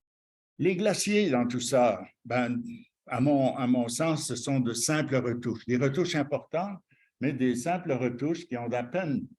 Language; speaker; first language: French; native; French